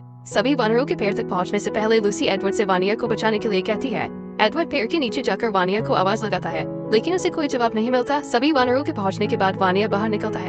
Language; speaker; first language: Hindi; native; Hindi